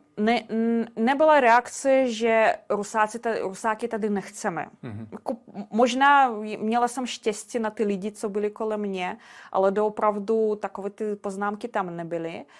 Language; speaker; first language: Czech; non-native, fluent; Russian